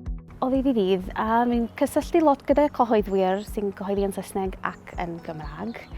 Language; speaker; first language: Welsh; non-native, fluent; English